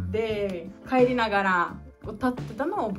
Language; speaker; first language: Japanese; non-native, learner; Portuguese